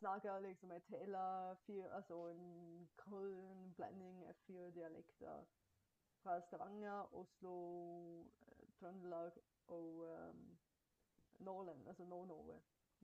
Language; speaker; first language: Danish; non-native, fluent; Bulgarian